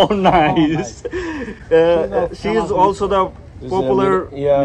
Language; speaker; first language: English; non-native, local second language; Bangla